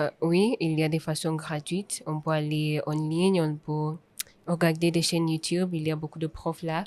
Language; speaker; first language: French; non-native, fluent; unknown